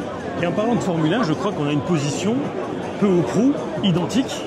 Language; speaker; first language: French; native; French